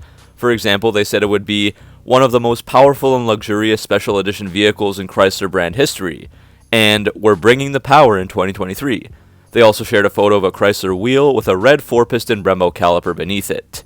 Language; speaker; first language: English; native; English